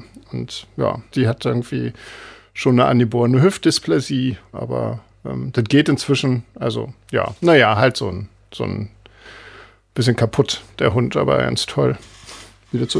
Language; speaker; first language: German; native; German